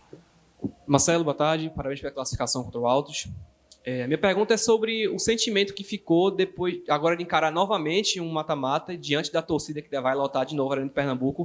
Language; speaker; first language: Portuguese; native; Portuguese